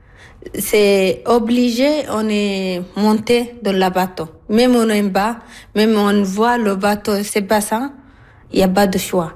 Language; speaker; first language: French; non-native, learner; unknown